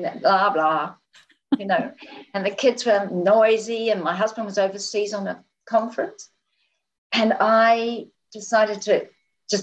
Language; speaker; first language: English; native; English